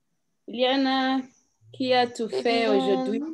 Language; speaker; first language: French; non-native, learner; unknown